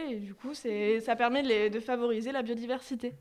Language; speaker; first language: French; native; French